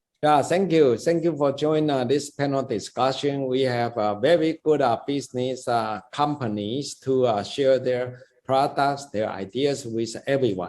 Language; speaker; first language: English; non-native, fluent; Chinese